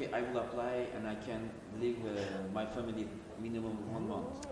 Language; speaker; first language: English; non-native, learner; Turkish